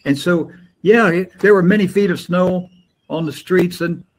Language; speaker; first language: English; native; English